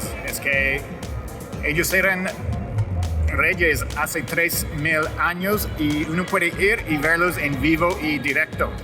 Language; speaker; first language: Spanish; non-native, fluent; English